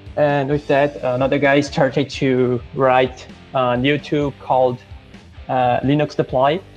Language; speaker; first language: English; non-native, fluent; Portuguese